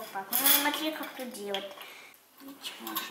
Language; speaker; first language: Russian; early bilingual, heritage; Russian